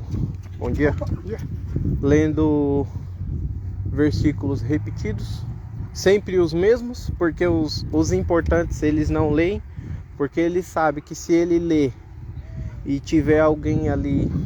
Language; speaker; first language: Portuguese; native; Portuguese